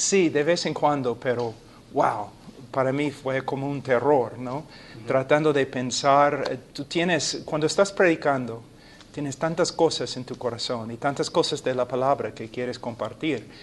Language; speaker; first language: Spanish; non-native, fluent; English